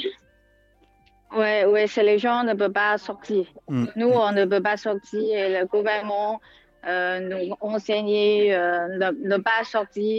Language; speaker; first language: French; non-native, fluent; Chinese